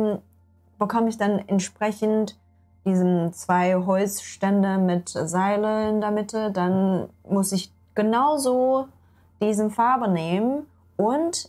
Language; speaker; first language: German; non-native, learner; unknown